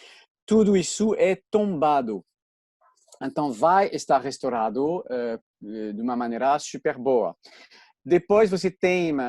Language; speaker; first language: Portuguese; non-native, fluent; French